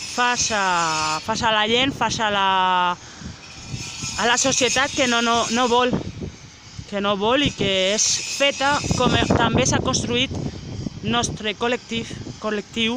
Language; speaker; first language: Catalan; non-native, local second language; Spanish